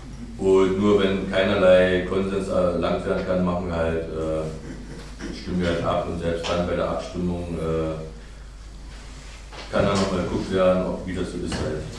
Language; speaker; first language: German; native; German